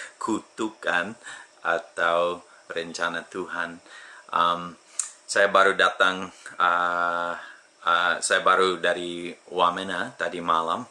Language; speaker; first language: Indonesian; non-native, fluent; English